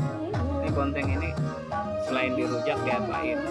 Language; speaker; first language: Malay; non-native, local second language; Sundanese